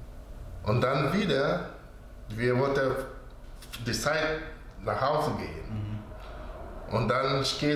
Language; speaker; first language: German; non-native, learner; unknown